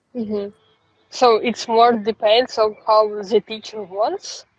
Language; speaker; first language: English; non-native, fluent; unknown